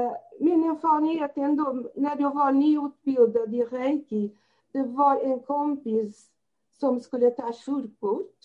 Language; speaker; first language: Swedish; non-native, fluent; Portuguese